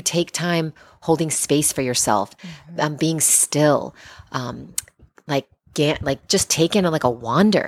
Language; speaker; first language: English; native; English